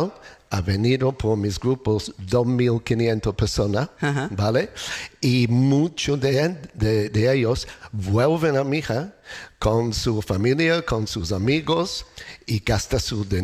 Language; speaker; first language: Spanish; non-native, learner; English